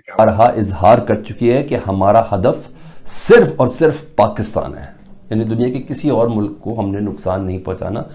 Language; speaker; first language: Urdu; native; Urdu